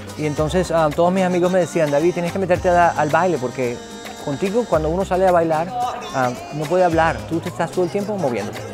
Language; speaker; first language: Spanish; native; Spanish